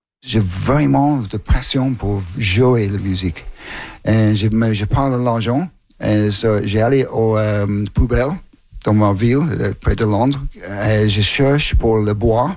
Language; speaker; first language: French; non-native, learner; English